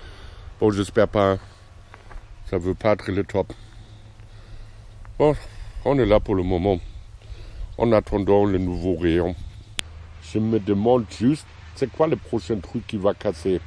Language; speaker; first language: French; non-native, fluent; German